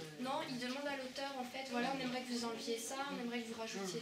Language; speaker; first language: French; native; French